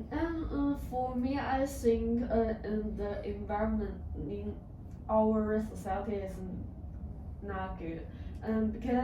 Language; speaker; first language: English; non-native, learner; Chinese